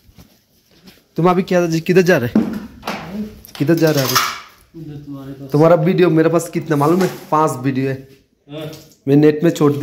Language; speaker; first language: Hindi; non-native, learner; Bangla